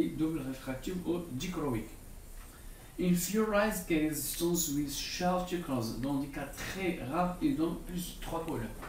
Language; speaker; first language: French; non-native, local second language; Arabic